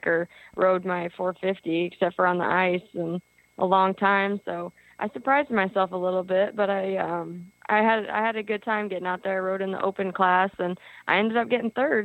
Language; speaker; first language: English; native; English